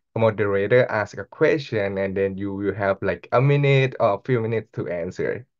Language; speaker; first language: English; non-native, fluent; Thai